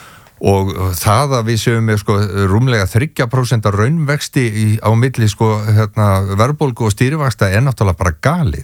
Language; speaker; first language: Icelandic; native; Icelandic